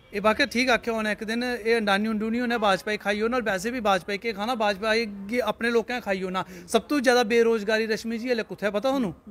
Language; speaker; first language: Punjabi; non-native, local second language; Dogri